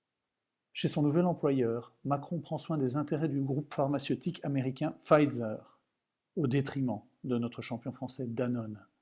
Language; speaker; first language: French; native; French